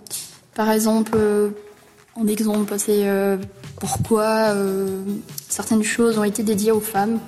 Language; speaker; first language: French; early bilingual, other home language; Portuguese